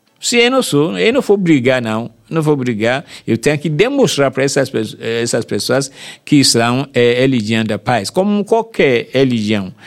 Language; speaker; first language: Portuguese; non-native, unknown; Yoruba